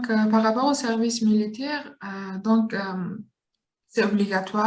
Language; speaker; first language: French; non-native, learner; Kurdish